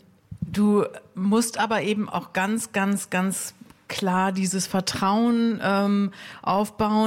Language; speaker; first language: German; native; German